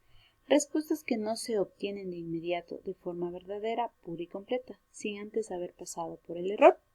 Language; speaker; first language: Spanish; native; Spanish